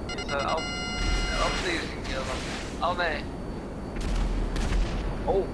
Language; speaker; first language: Icelandic; early bilingual, heritage; Icelandic